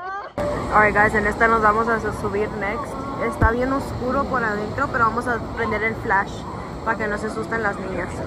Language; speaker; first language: Spanish; early bilingual, other home language; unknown